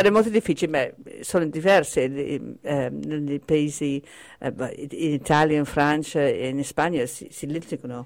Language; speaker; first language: Italian; non-native, fluent; English